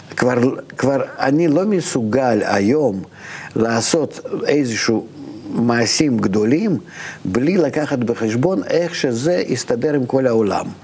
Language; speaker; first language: Hebrew; non-native, fluent; Russian